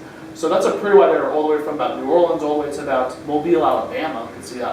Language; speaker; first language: English; native; English